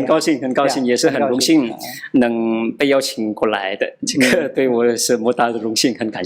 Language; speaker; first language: Chinese; non-native, fluent; Madurese